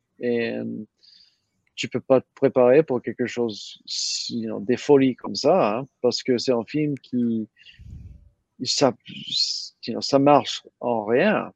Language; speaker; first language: French; non-native, learner; English